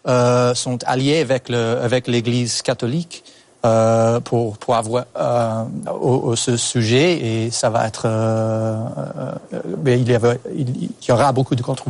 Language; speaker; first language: French; non-native, fluent; English